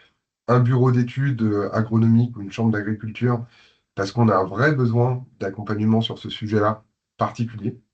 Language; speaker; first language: French; native; French